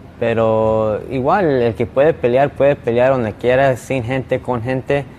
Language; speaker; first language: Spanish; early bilingual, heritage; Spanish